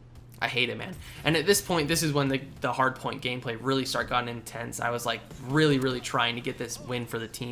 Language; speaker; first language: English; native; English